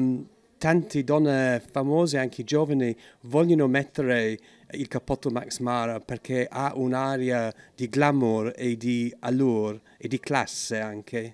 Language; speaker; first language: Italian; non-native, fluent; English